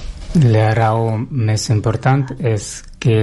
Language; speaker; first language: Catalan; non-native, learner; Russian